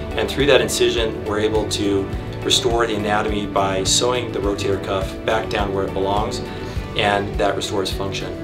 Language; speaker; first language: English; native; English